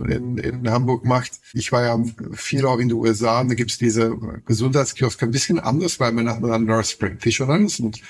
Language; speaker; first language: German; non-native, fluent; Dutch